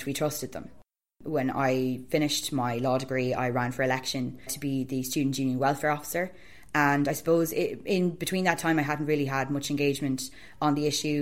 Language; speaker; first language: English; native; English